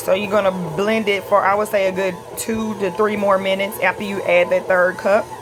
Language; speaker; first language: English; native; English